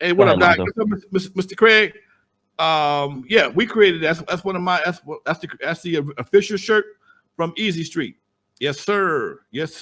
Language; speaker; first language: English; native; English